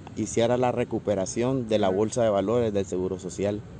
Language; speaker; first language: Spanish; native; Spanish